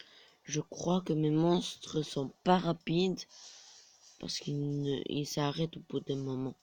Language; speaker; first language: French; native; French